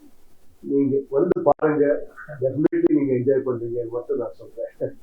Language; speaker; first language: Tamil; non-native, learner; Kannada